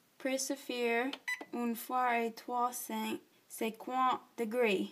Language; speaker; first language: French; non-native, learner; English